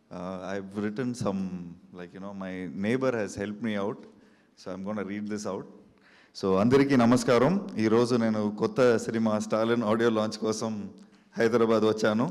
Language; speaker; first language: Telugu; non-native, learner; Tamil